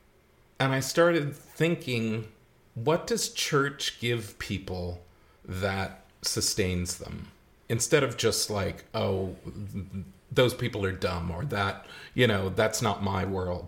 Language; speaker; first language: English; native; English